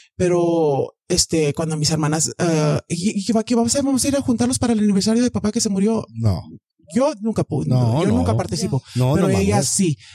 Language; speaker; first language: Spanish; early bilingual, heritage; Spanish